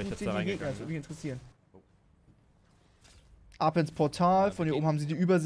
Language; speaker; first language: German; native; German